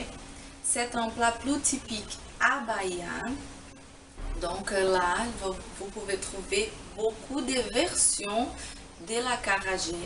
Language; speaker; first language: French; non-native, fluent; Portuguese